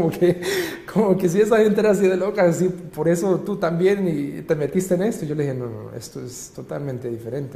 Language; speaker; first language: Spanish; early bilingual, other home language; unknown